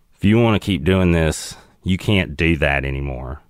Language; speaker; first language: English; native; English